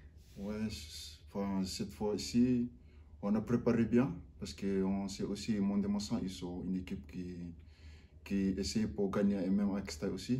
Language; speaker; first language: French; non-native, learner; Fijian